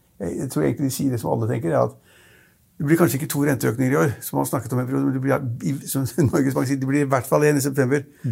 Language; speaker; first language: Norwegian; native; Norwegian